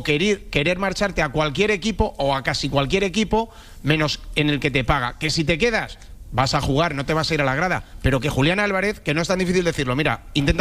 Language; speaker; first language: Spanish; native; Spanish